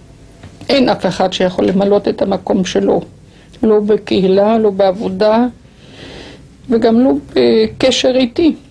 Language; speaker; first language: Hebrew; non-native, fluent; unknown